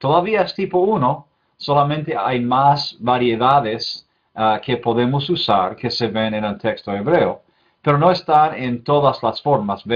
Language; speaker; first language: Spanish; non-native, fluent; English